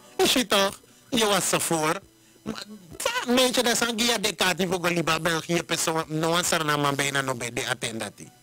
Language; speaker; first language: Dutch; native; Dutch